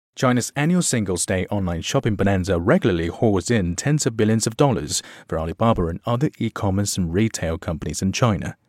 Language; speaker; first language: English; non-native, fluent; Chinese